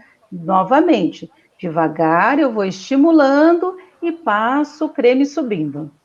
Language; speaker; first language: Portuguese; native; Portuguese